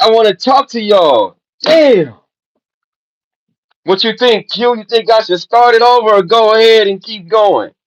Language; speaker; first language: English; native; English